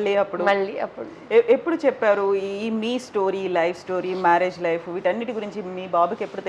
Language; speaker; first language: Telugu; native; Telugu